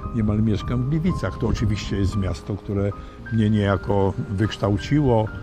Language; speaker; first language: Polish; native; Polish